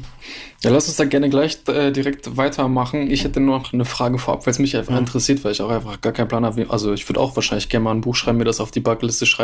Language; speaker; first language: German; native; German